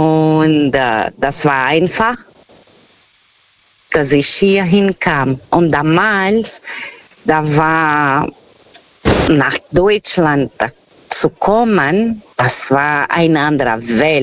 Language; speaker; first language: German; non-native, fluent; Portuguese